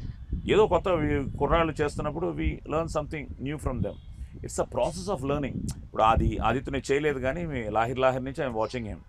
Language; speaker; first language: Telugu; native; Telugu